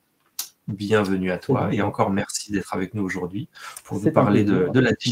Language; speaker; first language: French; native; French